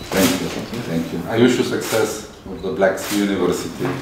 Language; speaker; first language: English; non-native, fluent; Bulgarian